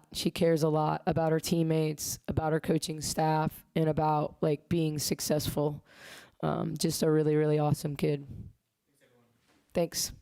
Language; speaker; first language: English; native; English